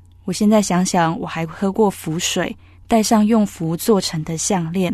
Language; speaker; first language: Chinese; native; Chinese